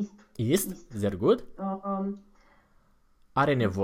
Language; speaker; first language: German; non-native, fluent; Romanian